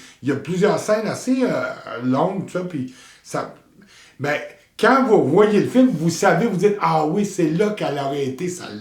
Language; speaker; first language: French; native; French